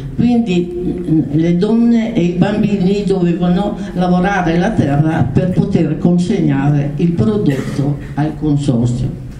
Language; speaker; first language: Italian; native; Italian